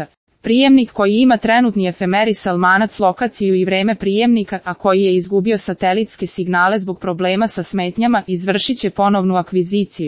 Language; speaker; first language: Croatian; native; Croatian